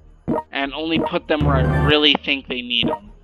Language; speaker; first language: English; native; English